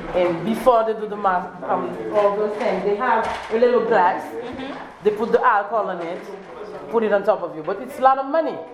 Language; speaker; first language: English; non-native, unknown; Haitian Creole